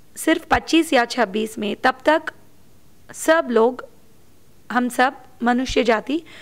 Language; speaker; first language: Hindi; non-native, local second language; Marathi